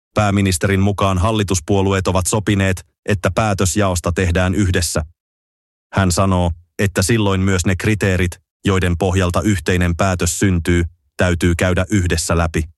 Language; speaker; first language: Finnish; native; Finnish